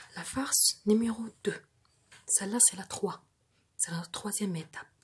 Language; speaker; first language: French; non-native, local second language; Arabic